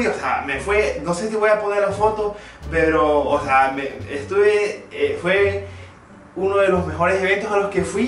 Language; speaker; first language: Spanish; early bilingual, other home language; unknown